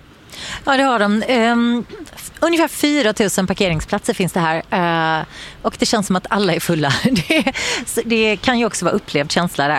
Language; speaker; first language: Swedish; native; Swedish